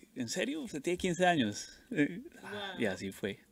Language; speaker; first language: Spanish; native; Spanish